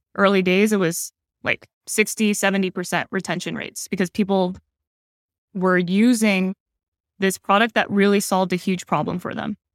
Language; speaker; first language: English; native; English